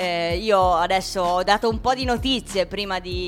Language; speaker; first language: Italian; native; Italian